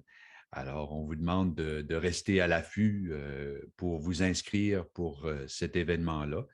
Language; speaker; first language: French; native; French